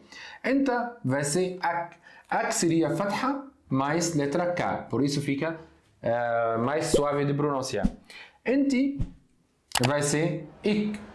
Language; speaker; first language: Portuguese; non-native, fluent; Arabic